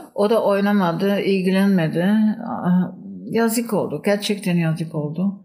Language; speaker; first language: Turkish; non-native, fluent; German